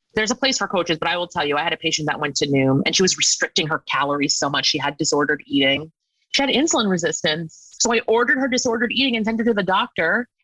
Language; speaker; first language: English; native; English